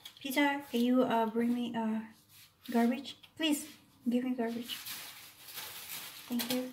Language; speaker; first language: English; non-native, learner; Indonesian